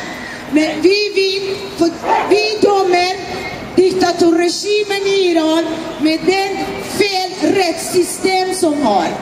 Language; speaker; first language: Swedish; non-native, fluent; Persian